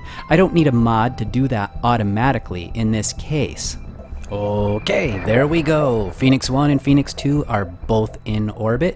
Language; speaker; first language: English; native; English